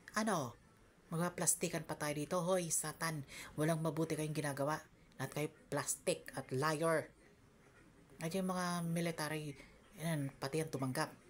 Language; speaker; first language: Filipino; non-native, local second language; Cebuano